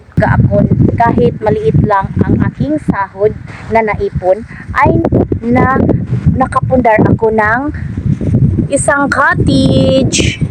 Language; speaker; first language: Filipino; non-native, local second language; Cebuano